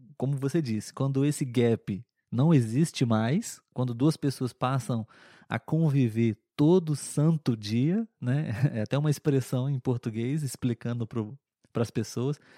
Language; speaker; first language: Portuguese; native; Portuguese